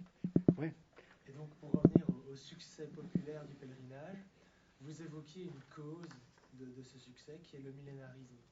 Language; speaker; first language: French; native; French